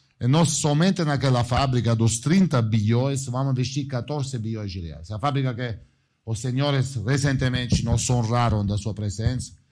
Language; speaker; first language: Portuguese; non-native, fluent; Italian